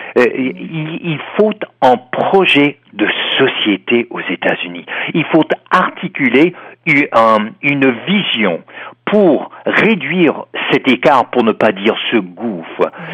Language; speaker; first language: French; non-native, fluent; English